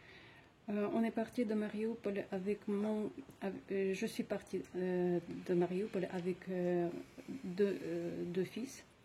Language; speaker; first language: French; non-native, fluent; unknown